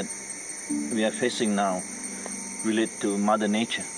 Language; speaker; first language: English; non-native, fluent; Malay